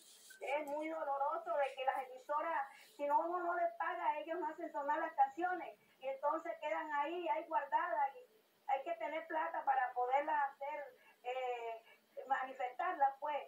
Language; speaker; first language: Spanish; native; Spanish